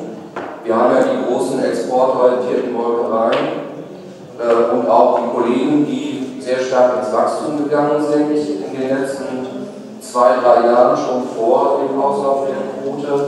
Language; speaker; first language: German; native; German